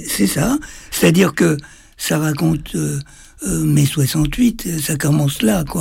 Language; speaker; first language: French; native; French